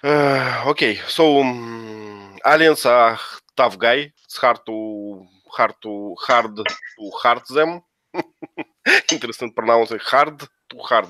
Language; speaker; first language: English; non-native, fluent; Russian